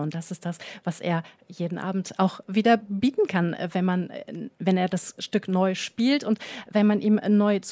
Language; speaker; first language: German; native; German